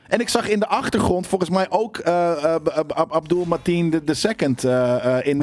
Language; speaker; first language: Dutch; native; Dutch